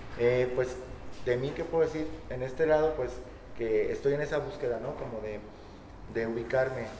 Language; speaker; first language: Spanish; native; Spanish